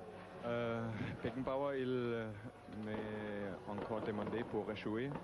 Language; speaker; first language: French; non-native, fluent; German